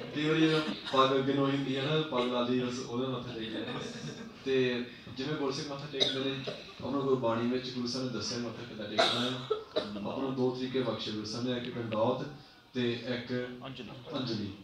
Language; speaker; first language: Punjabi; early bilingual, heritage; Punjabi